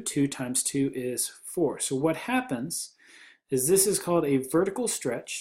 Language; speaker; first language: English; native; English